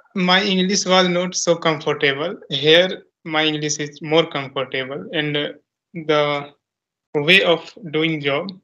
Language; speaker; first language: English; non-native, local second language; Hindi